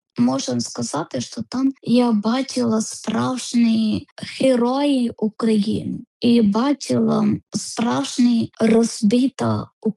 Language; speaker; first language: Ukrainian; non-native, learner; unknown